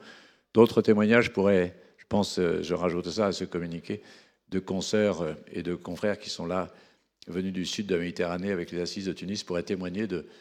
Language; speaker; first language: French; native; French